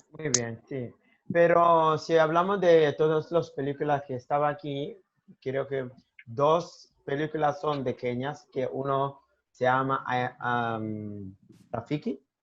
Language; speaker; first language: Spanish; non-native, learner; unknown